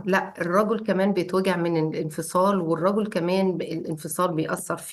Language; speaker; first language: Arabic; native; Arabic